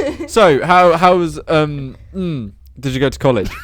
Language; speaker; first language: English; native; English